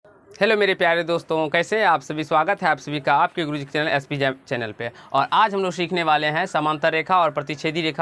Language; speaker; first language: Hindi; native; Hindi